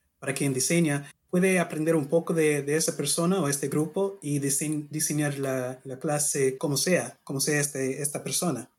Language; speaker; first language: Spanish; non-native, learner; English